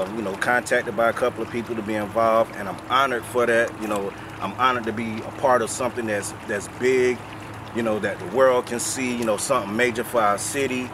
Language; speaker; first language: English; native; English